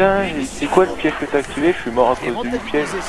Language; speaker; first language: French; native; French